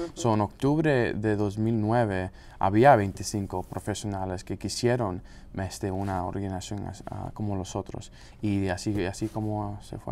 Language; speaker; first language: Spanish; non-native, local second language; English